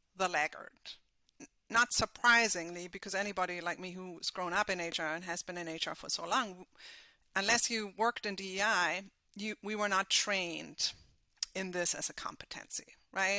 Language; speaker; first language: English; non-native, fluent; German